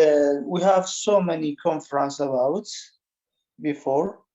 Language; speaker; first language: English; non-native, learner; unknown